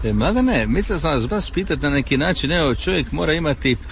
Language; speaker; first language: Serbian; native; Serbian